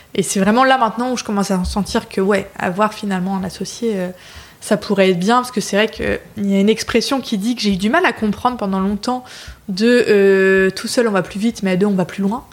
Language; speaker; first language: French; native; French